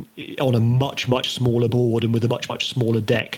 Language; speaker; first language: English; native; English